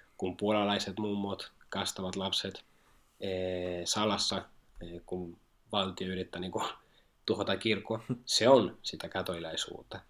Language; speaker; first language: Finnish; non-native, fluent; Spanish